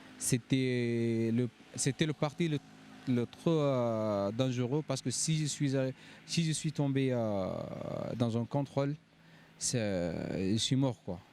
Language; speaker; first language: French; non-native, fluent; Arabic